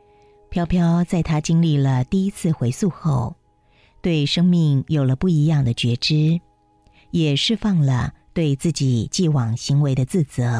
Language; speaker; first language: Chinese; native; Chinese